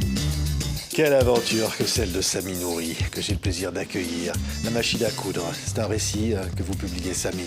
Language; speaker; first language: French; native; French